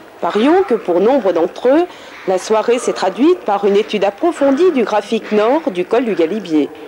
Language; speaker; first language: French; native; French